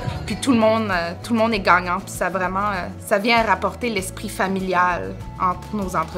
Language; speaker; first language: French; native; French